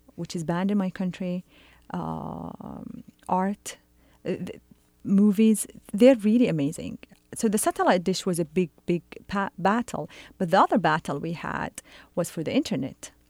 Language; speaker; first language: English; non-native, fluent; Arabic